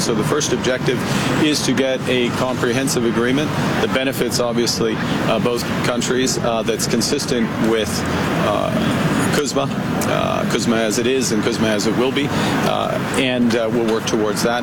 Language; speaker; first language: English; native; English